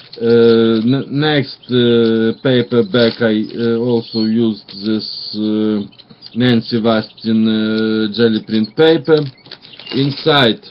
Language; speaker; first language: English; non-native, learner; Russian